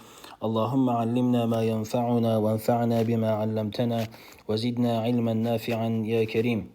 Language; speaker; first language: Arabic; non-native, fluent; Uzbek